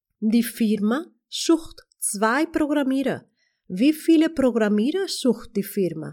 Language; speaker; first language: German; non-native, fluent; Spanish